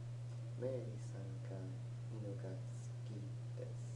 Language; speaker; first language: Japanese; non-native, learner; English